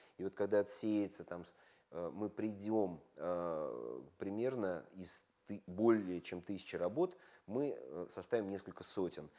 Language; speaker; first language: Russian; native; Russian